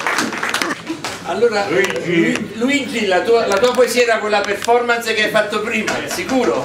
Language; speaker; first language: Italian; native; Italian